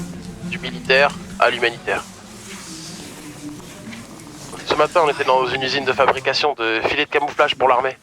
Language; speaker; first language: French; native; French